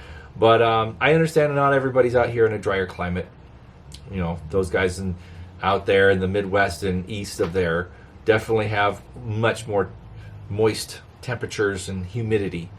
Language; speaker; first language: English; native; English